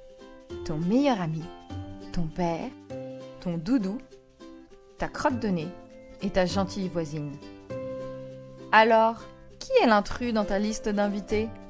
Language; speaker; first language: French; native; French